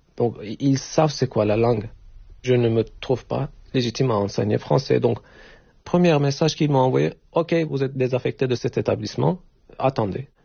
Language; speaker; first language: French; non-native, learner; Turkish